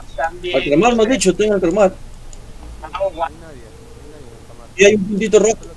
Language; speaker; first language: Spanish; native; Spanish